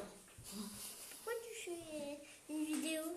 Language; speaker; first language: French; non-native, learner; Vietnamese